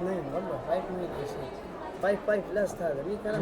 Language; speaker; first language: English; non-native, learner; Arabic